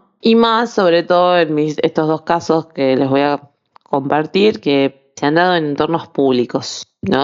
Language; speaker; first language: Spanish; native; Spanish